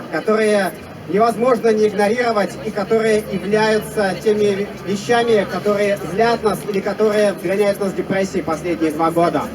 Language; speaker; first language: Russian; native; Russian